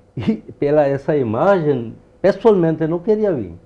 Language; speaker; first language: Portuguese; non-native, fluent; Urdu